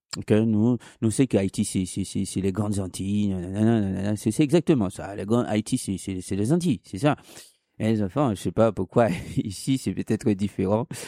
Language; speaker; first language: French; non-native, local second language; Haitian Creole